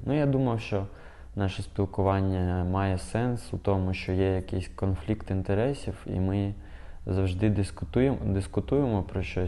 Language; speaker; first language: Ukrainian; non-native, local second language; Russian